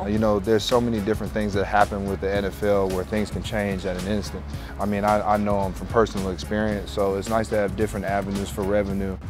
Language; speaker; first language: English; native; English